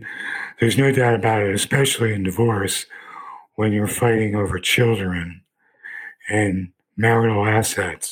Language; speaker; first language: English; native; English